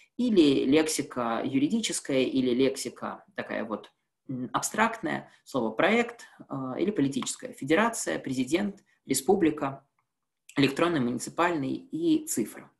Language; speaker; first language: Russian; native; Russian